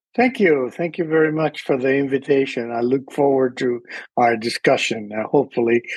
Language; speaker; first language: English; early bilingual, other home language; Spanish